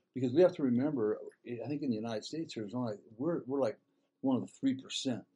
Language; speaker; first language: English; native; English